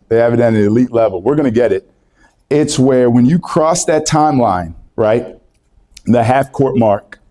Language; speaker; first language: English; native; English